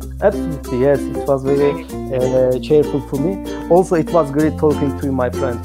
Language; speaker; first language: English; non-native, learner; Turkish